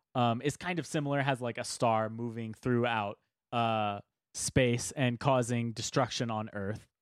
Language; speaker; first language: English; native; English